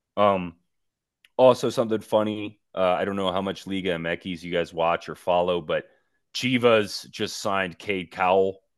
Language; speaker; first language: English; native; English